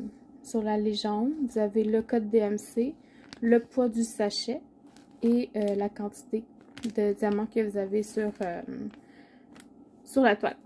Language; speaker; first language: French; native; French